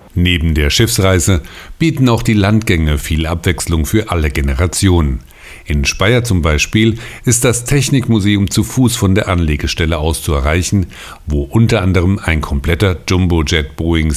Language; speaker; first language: German; native; German